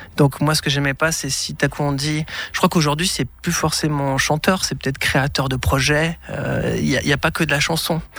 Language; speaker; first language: French; native; French